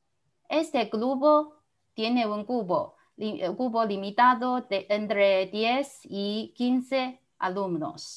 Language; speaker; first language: Spanish; non-native, fluent; Chinese